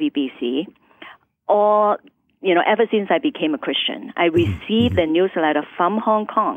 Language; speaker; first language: English; non-native, local second language; Cantonese